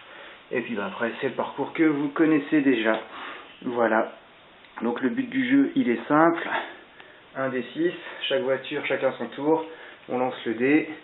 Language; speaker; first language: French; native; French